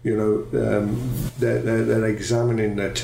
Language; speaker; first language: English; native; English